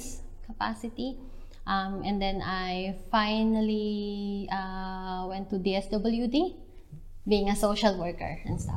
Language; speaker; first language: English; non-native, local second language; Filipino